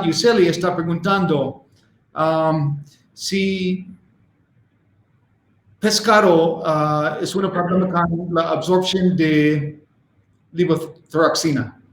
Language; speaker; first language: Spanish; non-native, learner; English